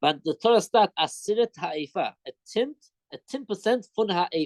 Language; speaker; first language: Dutch; non-native, fluent; English